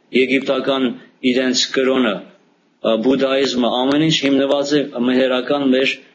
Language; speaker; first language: Armenian; early bilingual, heritage; Armenian